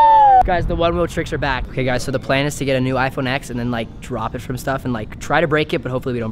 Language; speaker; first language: English; native; English